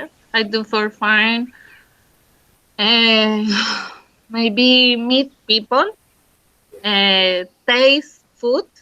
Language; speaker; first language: English; non-native, learner; Spanish